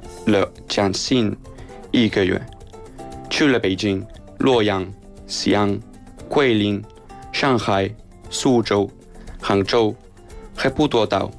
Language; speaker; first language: Chinese; non-native, learner; Spanish